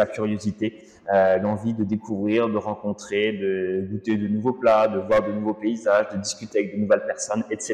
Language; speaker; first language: French; native; French